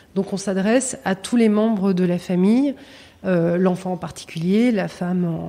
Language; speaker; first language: French; native; French